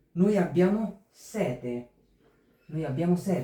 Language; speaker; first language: Italian; non-native, fluent; Bangla